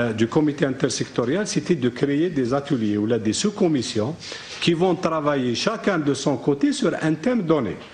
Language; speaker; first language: French; non-native, local second language; Arabic